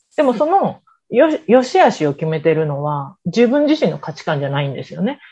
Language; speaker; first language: Japanese; native; Japanese